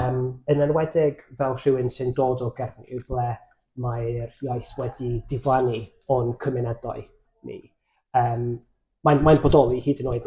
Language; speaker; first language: Welsh; non-native, fluent; English